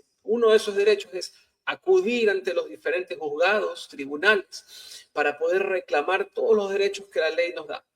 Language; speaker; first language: Spanish; native; Spanish